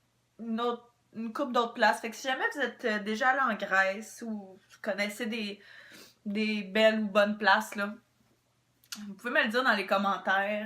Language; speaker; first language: French; native; French